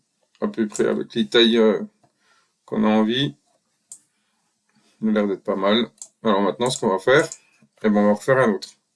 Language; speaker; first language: French; native; French